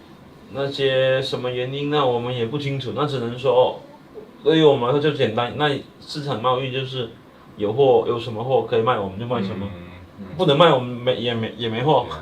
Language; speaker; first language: Chinese; native; Chinese